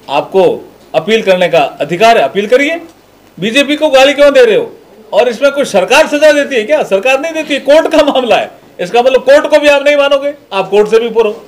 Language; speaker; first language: Hindi; native; Hindi